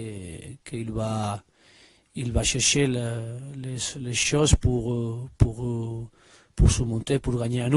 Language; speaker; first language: French; non-native, learner; Spanish